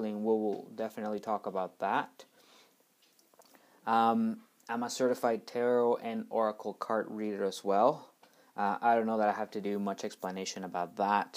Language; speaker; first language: English; native; English